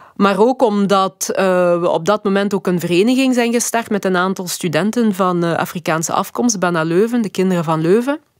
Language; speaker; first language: Dutch; early bilingual, other home language; Lingala